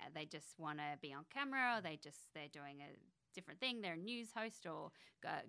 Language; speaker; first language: English; native; English